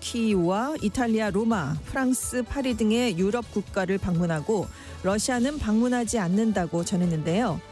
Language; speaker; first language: Korean; native; Korean